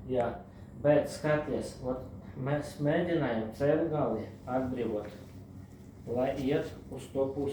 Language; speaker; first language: Latvian; non-native, local second language; Russian